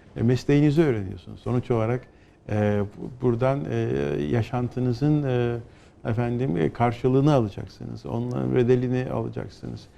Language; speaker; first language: Turkish; native; Turkish